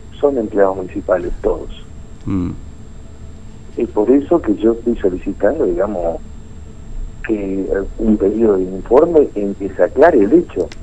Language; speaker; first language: Spanish; native; Spanish